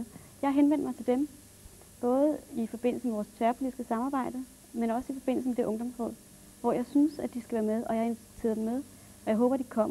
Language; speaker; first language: Danish; native; Danish